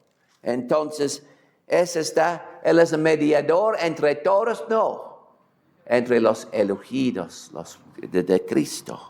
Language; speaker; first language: Spanish; non-native, fluent; English